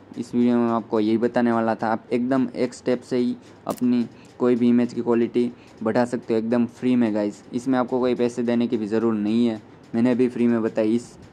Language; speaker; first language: Hindi; non-native, local second language; Gujarati